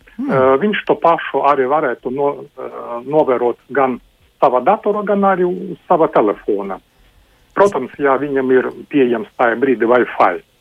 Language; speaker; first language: Latvian; non-native, local second language; Russian